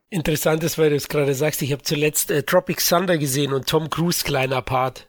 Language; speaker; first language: German; native; German